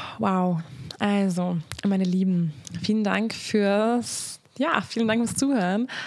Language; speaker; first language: German; non-native, fluent; Hungarian